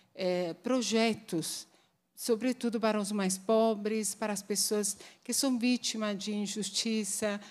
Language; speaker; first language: Portuguese; non-native, fluent; Italian